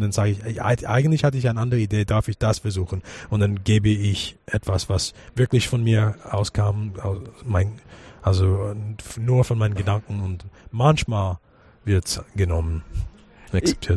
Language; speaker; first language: German; non-native, fluent; English